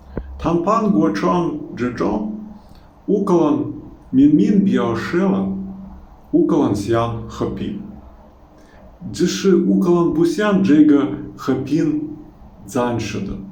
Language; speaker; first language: Chinese; non-native, fluent; Ukrainian